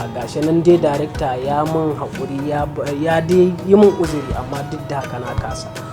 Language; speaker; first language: Hausa; non-native, local second language; Fula